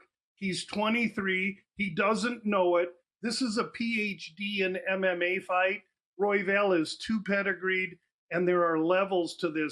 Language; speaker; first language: English; native; English